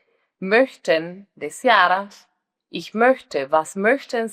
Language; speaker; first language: German; non-native, fluent; Spanish